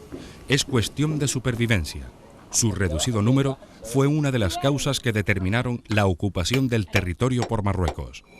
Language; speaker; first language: Spanish; native; Spanish